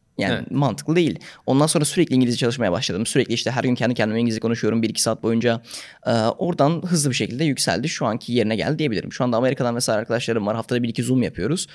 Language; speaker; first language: Turkish; native; Turkish